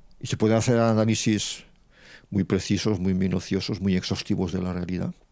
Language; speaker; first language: Spanish; non-native, local second language; Catalan